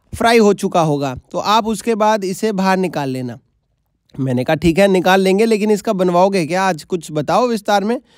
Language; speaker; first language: Hindi; native; Hindi